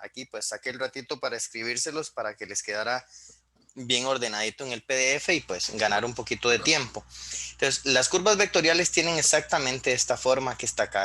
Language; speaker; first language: Spanish; native; Spanish